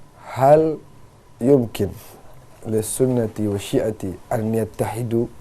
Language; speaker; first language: Arabic; non-native, fluent; Indonesian